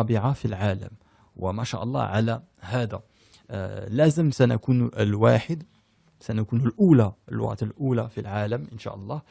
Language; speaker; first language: Arabic; early bilingual, heritage; French